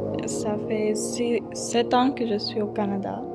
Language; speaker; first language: French; early bilingual, other home language; Arabic